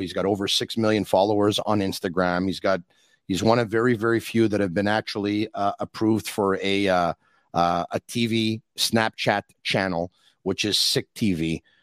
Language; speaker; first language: English; native; English